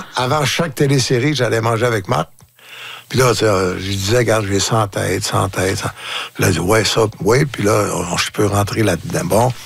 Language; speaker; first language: French; native; French